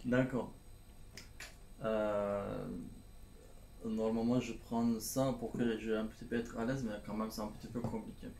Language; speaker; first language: French; non-native, learner; Turkish